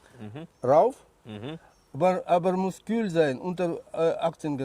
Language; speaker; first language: German; non-native, learner; Russian